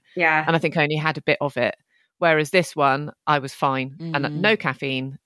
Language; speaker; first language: English; native; English